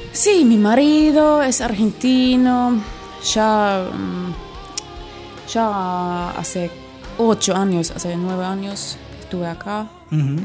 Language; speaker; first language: Spanish; non-native, learner; Finnish